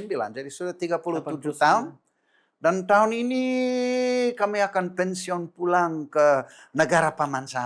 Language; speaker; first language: Indonesian; non-native, fluent; English